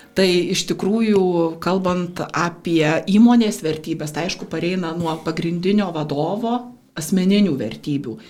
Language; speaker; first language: Lithuanian; native; Lithuanian